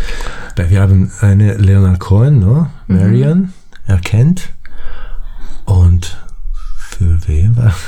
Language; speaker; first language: German; non-native, fluent; Italian